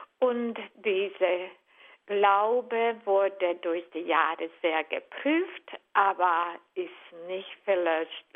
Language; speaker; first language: German; non-native, fluent; Hungarian